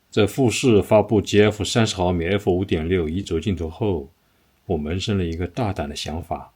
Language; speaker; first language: Chinese; native; Chinese